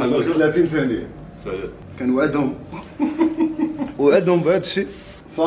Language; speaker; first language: Arabic; native; Arabic